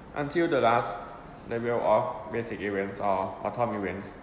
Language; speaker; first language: English; non-native, learner; Thai